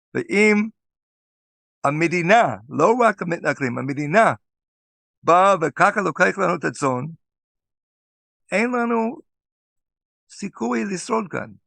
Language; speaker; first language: Hebrew; non-native, fluent; English